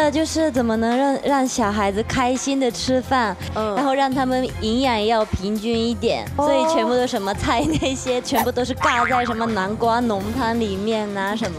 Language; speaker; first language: Chinese; non-native, fluent; Japanese